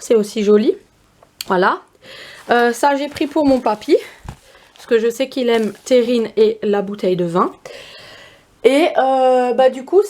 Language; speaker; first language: French; native; French